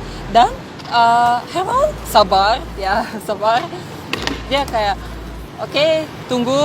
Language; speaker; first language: Indonesian; non-native, fluent; Russian